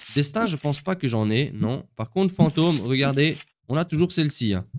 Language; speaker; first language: French; native; French